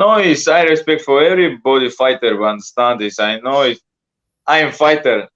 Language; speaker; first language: English; non-native, learner; Russian